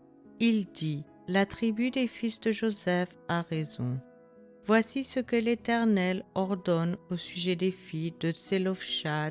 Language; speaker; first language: French; native; French